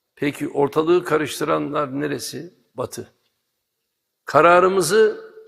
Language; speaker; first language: Turkish; native; Turkish